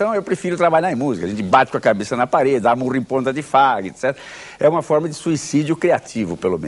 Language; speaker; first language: Portuguese; native; Portuguese